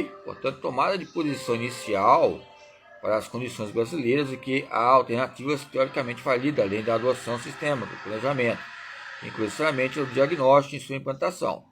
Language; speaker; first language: Portuguese; native; Portuguese